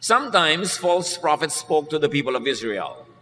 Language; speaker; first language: English; non-native, local second language; Filipino